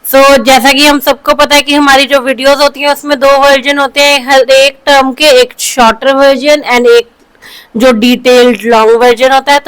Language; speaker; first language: Hindi; non-native, local second language; Punjabi